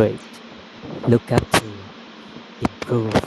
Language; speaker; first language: English; non-native, learner; Vietnamese